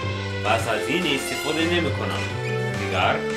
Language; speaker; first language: Persian; non-native, learner; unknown